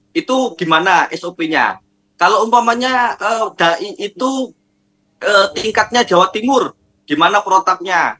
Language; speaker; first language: Indonesian; non-native, local second language; Madurese